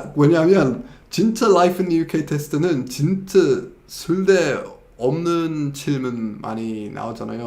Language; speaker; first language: Korean; non-native, fluent; English